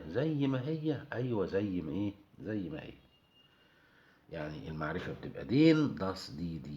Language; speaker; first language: Arabic; native; Arabic